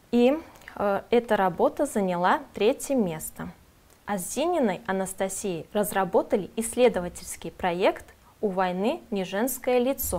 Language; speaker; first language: Russian; non-native, local second language; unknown